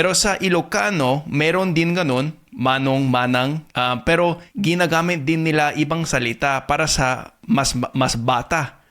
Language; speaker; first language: Filipino; non-native, fluent; English